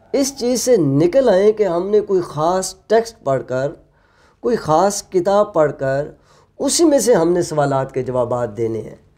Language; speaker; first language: Urdu; non-native, local second language; Punjabi